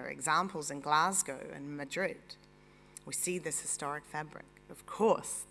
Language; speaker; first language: English; native; English